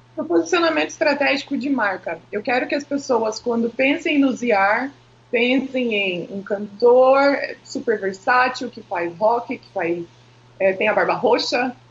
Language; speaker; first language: Portuguese; native; Portuguese